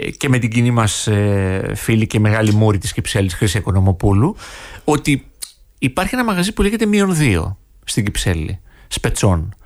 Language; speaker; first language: Greek; native; Greek